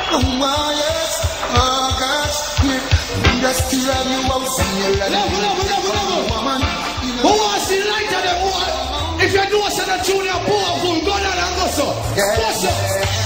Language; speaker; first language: English; non-native, local second language; Jamaican Creole English